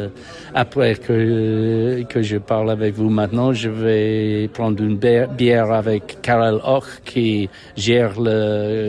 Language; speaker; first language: French; non-native, fluent; English